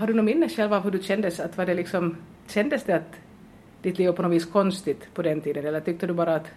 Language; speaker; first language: Swedish; native; Swedish